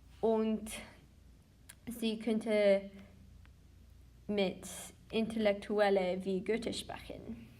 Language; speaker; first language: German; non-native, learner; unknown